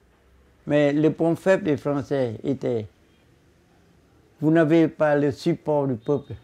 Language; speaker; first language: French; non-native, local second language; Vietnamese